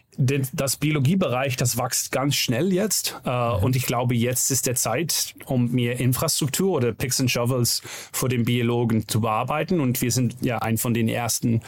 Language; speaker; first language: German; non-native, learner; Dutch